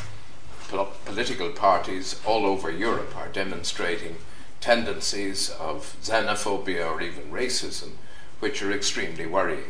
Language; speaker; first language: English; native; English